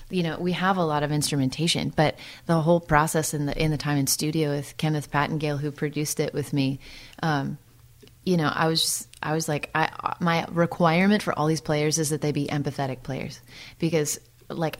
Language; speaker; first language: English; native; English